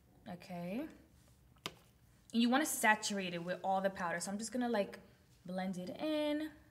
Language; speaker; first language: English; early bilingual, other home language; Spanish